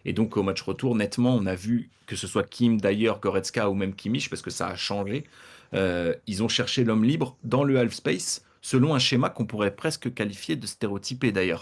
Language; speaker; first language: French; native; French